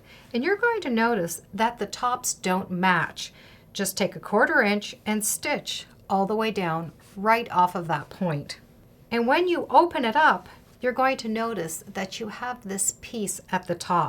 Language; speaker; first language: English; native; English